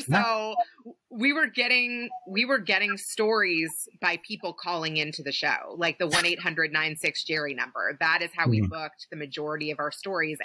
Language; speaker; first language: English; native; English